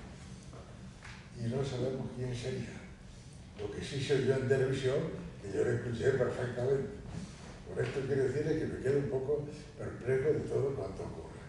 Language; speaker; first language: Spanish; native; Spanish